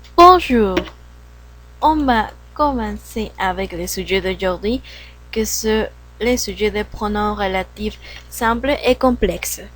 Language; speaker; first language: French; non-native, learner; Spanish